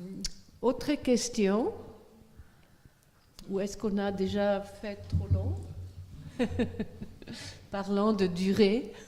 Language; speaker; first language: French; non-native, fluent; Swiss German